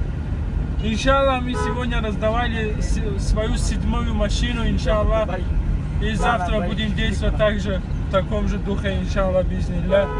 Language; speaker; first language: Russian; non-native, local second language; Tajik